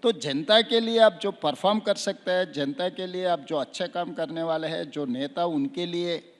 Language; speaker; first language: Hindi; non-native, local second language; Telugu